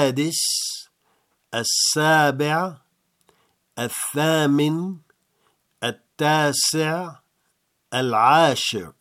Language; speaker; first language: Arabic; non-native, fluent; French